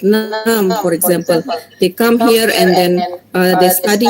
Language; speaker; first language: English; non-native, fluent; Indonesian